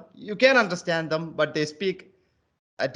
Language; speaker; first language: English; non-native, local second language; Malayalam